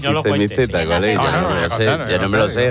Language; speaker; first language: Spanish; native; Spanish